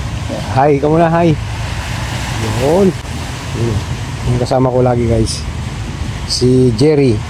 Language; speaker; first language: Filipino; native; Filipino